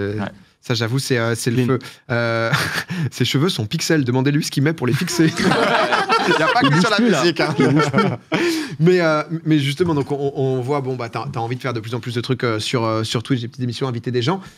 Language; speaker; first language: French; native; French